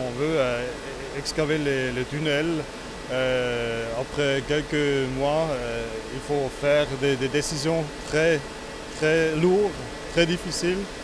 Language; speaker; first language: French; non-native, local second language; Italian